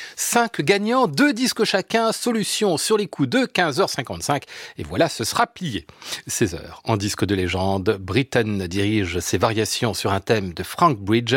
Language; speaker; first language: French; native; French